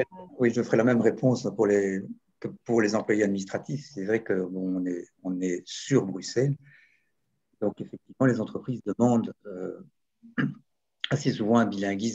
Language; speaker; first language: French; native; French